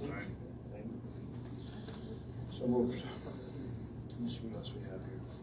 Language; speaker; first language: English; native; English